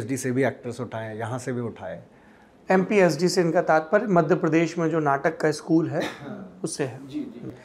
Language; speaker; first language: Hindi; native; Hindi